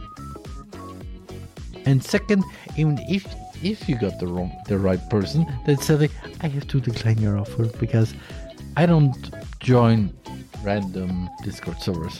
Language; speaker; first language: English; non-native, fluent; German